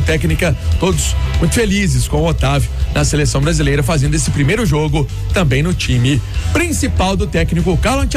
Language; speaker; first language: Portuguese; native; Portuguese